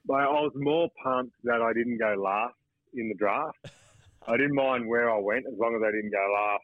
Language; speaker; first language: English; native; English